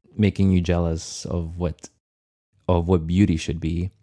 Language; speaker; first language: English; non-native, fluent; Portuguese